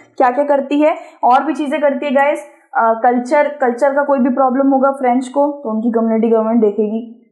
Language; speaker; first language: Hindi; native; Hindi